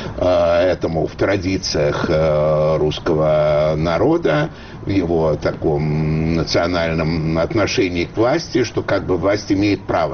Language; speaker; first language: Russian; native; Russian